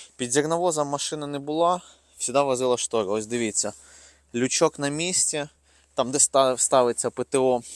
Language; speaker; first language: Ukrainian; non-native, local second language; Russian